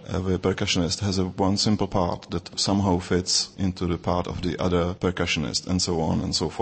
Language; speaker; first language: English; non-native, fluent; Czech